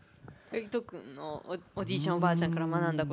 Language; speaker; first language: Japanese; native; Japanese